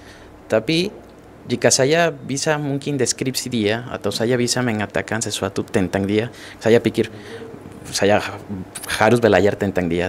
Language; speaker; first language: Indonesian; non-native, fluent; Spanish